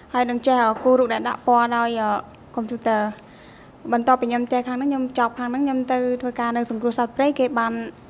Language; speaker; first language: Khmer; native; Khmer